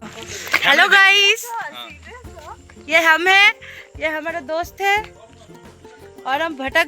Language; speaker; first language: Hindi; non-native, local second language; Bangla